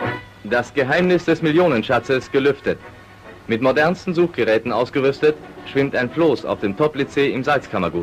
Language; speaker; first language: German; native; German